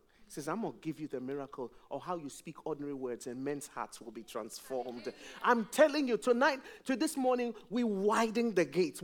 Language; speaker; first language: English; non-native, local second language; Akan